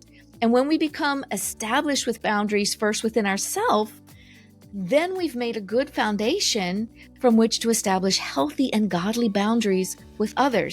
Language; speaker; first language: English; native; English